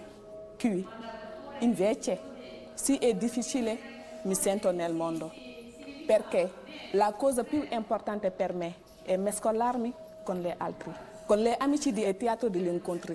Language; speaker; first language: Italian; non-native, learner; Wolof